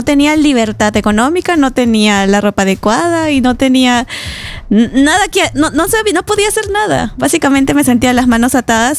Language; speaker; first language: Spanish; native; Spanish